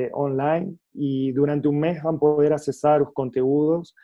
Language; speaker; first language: Spanish; native; Spanish